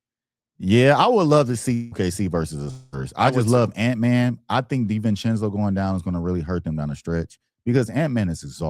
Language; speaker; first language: English; native; English